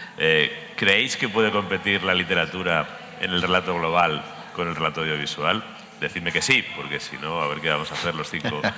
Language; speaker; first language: Spanish; native; Spanish